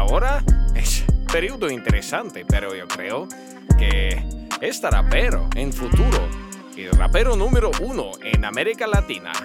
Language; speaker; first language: Spanish; non-native, learner; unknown